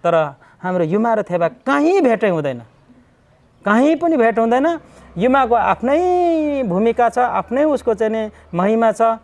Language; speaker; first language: Nepali; non-native, local second language; Limbu